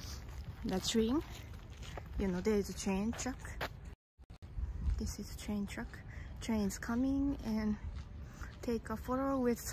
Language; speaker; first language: English; non-native, learner; Japanese